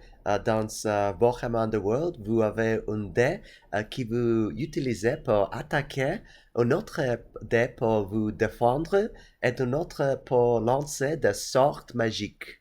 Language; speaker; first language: French; non-native, learner; English